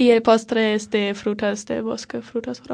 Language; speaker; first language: Spanish; non-native, fluent; German